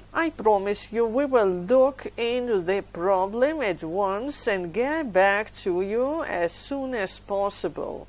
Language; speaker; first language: English; non-native, fluent; Ukrainian